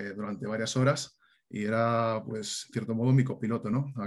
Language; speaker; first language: Spanish; native; Spanish